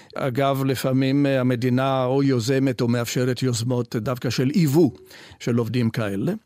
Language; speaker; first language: Hebrew; non-native, fluent; Italian